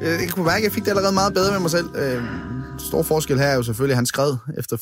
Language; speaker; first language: Danish; native; Danish